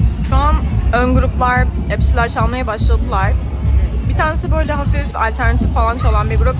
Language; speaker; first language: Turkish; native; Turkish